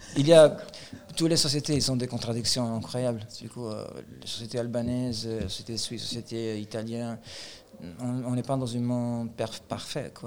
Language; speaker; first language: French; non-native, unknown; Albanian